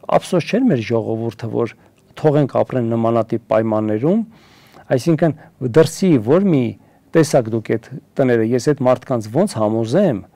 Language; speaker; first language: Armenian; early bilingual, heritage; Armenian